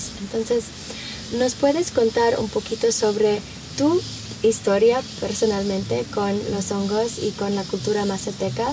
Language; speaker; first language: Spanish; early bilingual, heritage; Spanish